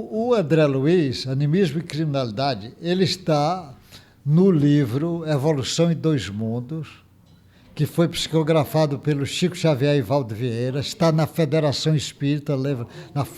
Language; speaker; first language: Portuguese; native; Portuguese